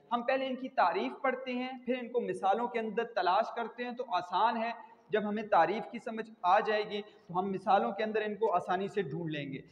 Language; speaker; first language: Urdu; non-native, local second language; Punjabi